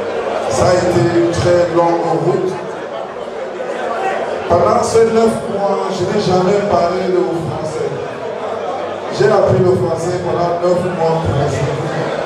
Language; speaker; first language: French; non-native, learner; English